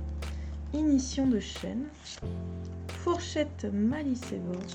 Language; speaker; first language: French; native; French